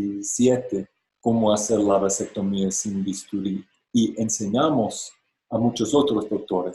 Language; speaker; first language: Spanish; non-native, fluent; English